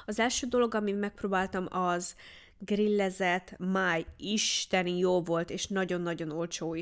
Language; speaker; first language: Hungarian; early bilingual, heritage; Hungarian